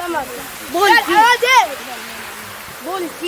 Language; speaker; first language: Arabic; native; Arabic